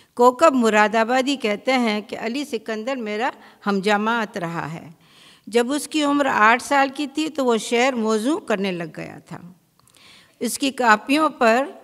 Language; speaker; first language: Urdu; native; Urdu